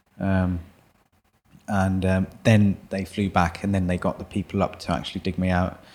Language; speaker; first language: English; early bilingual, other home language; German